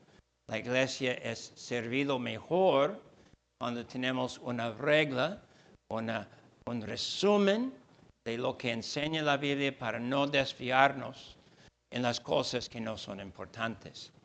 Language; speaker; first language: Spanish; non-native, fluent; English